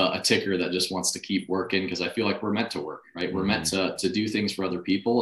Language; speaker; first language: English; native; English